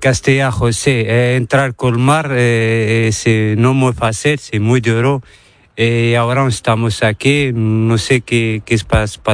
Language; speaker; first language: Spanish; non-native, learner; Arabic